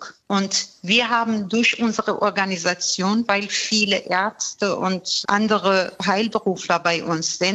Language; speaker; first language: German; non-native, fluent; Persian